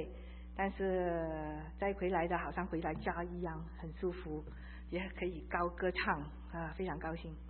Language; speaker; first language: Chinese; early bilingual, heritage; Chinese